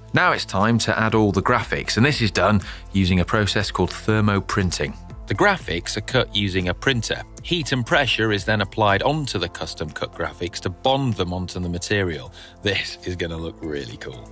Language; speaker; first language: English; native; English